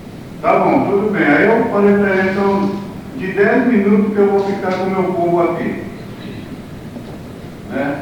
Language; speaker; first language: Portuguese; non-native, local second language; Kayapó